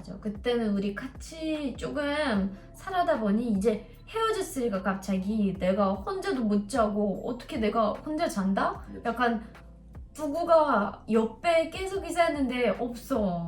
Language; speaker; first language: Korean; non-native, learner; Russian